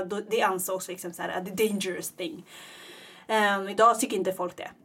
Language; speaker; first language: Swedish; early bilingual, other home language; Tigrinya